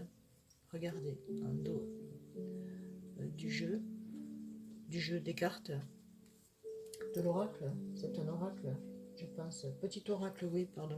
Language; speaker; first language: French; native; French